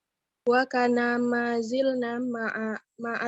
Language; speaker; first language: Arabic; non-native, learner; Indonesian